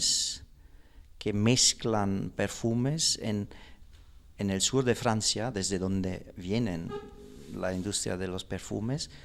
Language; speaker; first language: Spanish; non-native, fluent; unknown